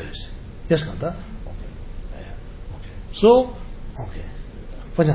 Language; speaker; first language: Russian; non-native, learner; Tibetan